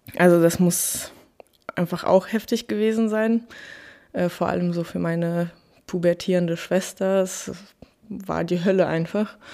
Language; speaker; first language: German; early bilingual, other home language; Russian